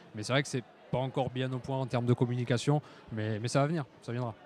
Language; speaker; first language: French; native; French